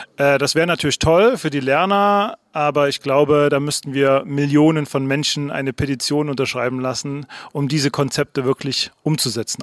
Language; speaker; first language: German; native; German